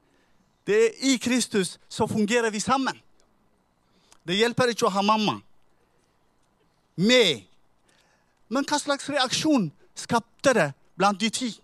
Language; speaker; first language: Norwegian; non-native, fluent; Tigrinya